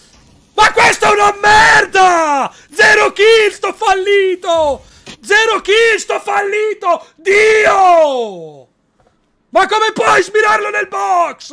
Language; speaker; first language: Italian; native; Italian